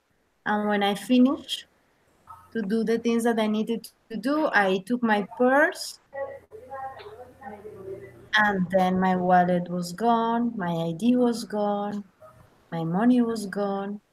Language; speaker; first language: English; non-native, learner; Spanish